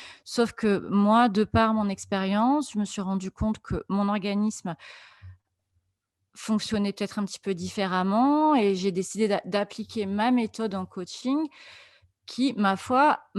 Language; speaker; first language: French; native; French